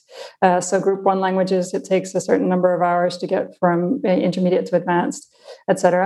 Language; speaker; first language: English; non-native, local second language; Afrikaans